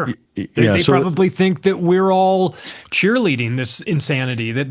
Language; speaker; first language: English; native; English